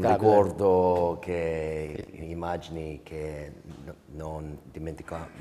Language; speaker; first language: Italian; early bilingual, heritage; English